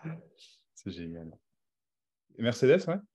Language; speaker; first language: French; native; French